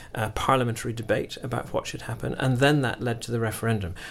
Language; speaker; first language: English; native; English